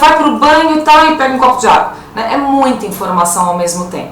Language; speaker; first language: Portuguese; native; Portuguese